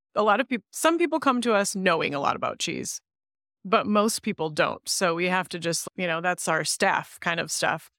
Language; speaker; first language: English; native; English